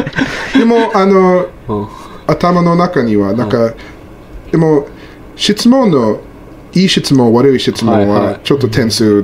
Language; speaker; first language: Japanese; non-native, learner; English